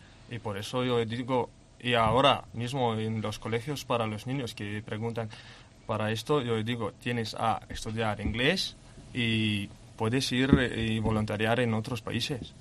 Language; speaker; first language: Spanish; non-native, learner; Lithuanian